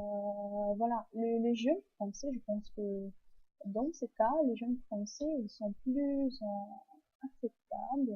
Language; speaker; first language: French; non-native, fluent; Portuguese